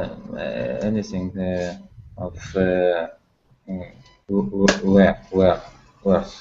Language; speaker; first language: English; non-native, learner; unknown